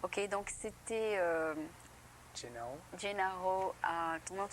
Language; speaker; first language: French; native; French